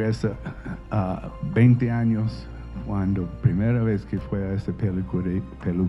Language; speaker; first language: Spanish; non-native, fluent; English